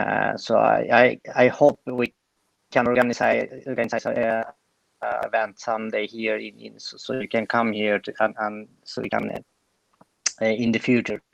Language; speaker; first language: English; non-native, fluent; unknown